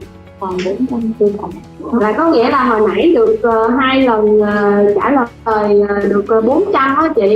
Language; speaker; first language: Vietnamese; native; Vietnamese